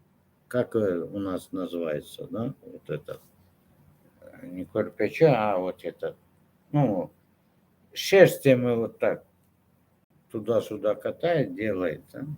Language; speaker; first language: Russian; non-native, local second language; Turkmen